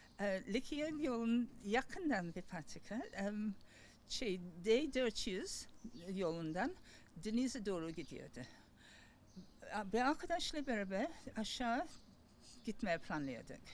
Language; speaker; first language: Turkish; non-native, learner; English